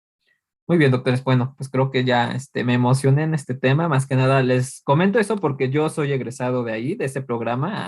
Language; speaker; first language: Spanish; native; Spanish